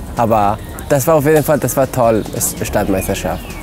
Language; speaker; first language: German; non-native, learner; Persian